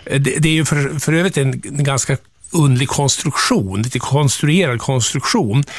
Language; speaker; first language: Swedish; native; Swedish